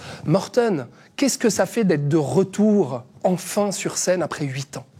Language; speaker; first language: French; native; French